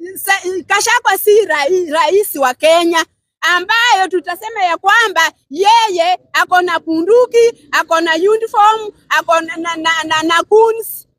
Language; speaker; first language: Swahili; non-native, local second language; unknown